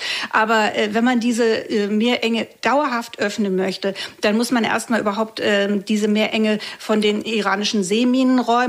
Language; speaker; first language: German; native; German